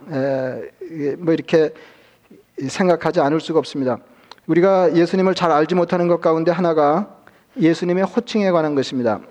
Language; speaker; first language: Korean; native; Korean